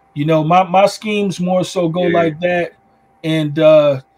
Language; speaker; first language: English; native; English